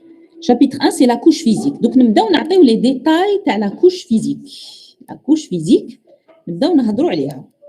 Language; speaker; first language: French; non-native, local second language; Arabic